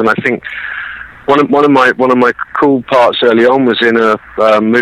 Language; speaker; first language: English; native; English